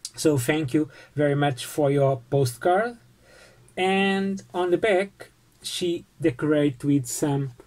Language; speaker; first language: English; non-native, fluent; Portuguese